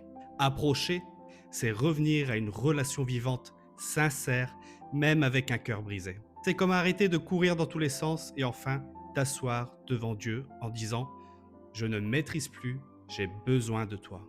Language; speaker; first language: French; native; French